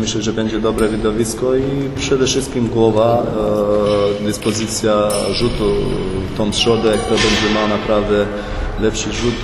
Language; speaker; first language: Polish; non-native, fluent; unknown